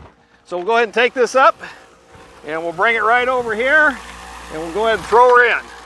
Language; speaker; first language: English; native; English